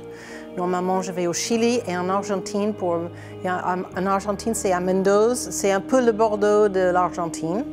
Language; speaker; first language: French; non-native, fluent; English